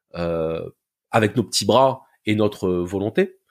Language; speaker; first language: French; native; French